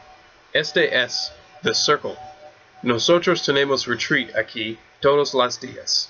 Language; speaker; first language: Spanish; non-native, learner; English